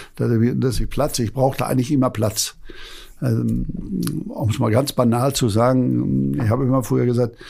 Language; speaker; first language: German; native; German